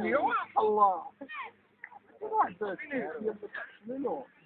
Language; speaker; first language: Arabic; native; Arabic